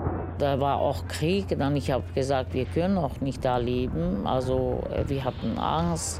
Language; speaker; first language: German; non-native, learner; Romany